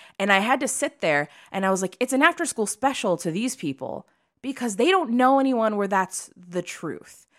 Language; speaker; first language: English; native; English